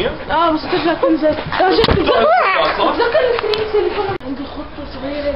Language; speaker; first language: Arabic; early bilingual, heritage; Arabic